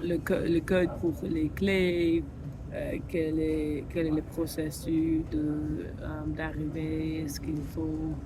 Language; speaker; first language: French; non-native, fluent; English